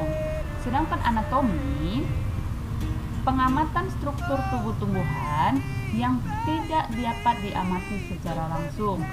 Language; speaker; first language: Indonesian; native; Indonesian